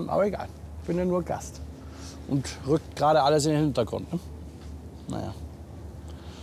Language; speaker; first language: German; native; German